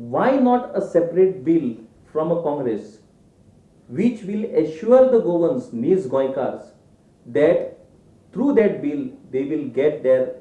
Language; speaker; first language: English; non-native, local second language; Marathi